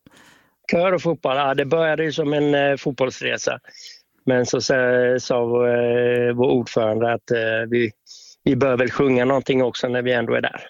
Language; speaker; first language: Swedish; native; Swedish